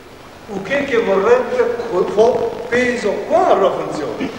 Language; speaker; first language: Italian; non-native, learner; Japanese